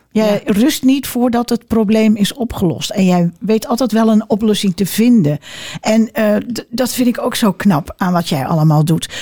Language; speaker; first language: Dutch; native; Dutch